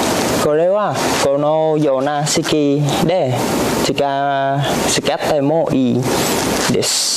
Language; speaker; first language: Japanese; non-native, learner; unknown